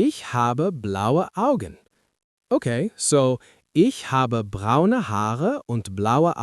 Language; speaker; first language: German; non-native, learner; English